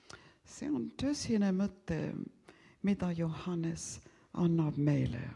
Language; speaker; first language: Estonian; early bilingual, heritage; Estonian